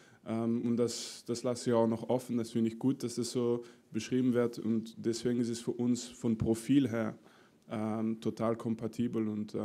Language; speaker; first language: German; non-native, fluent; French